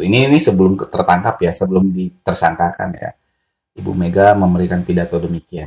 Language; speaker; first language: Indonesian; native; Indonesian